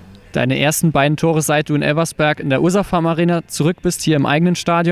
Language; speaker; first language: German; native; German